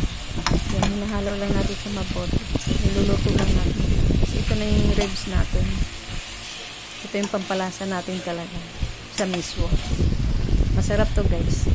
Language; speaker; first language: Filipino; native; Filipino